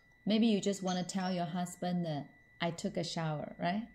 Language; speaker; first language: English; non-native, fluent; Chinese